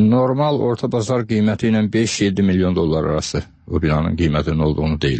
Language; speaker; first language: Azerbaijani; native; Azerbaijani